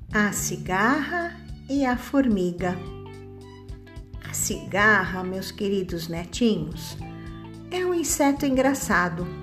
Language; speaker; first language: Portuguese; native; Portuguese